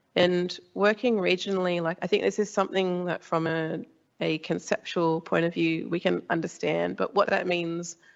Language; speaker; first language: English; native; English